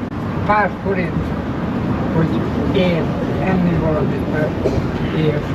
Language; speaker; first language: Hungarian; non-native, learner; English